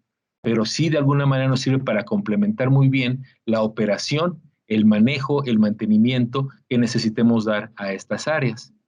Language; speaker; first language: Spanish; native; Spanish